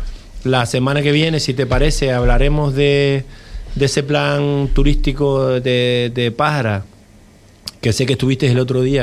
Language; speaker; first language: Spanish; native; Spanish